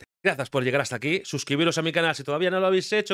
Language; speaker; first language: Spanish; native; Spanish